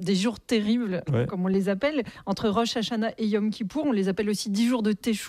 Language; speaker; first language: French; native; French